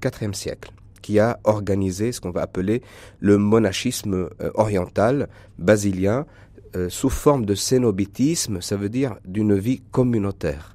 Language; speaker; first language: French; non-native, local second language; Arabic